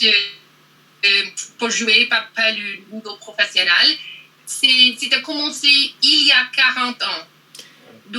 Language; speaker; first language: French; non-native, learner; English